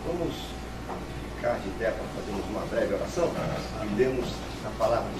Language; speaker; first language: Portuguese; native; Portuguese